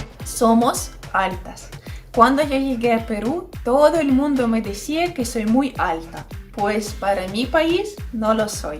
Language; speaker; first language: Spanish; non-native, fluent; Russian